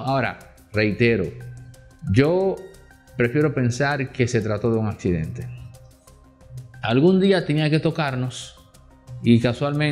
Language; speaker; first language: Spanish; native; Spanish